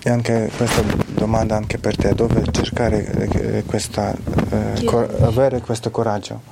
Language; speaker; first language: Italian; non-native, fluent; Ukrainian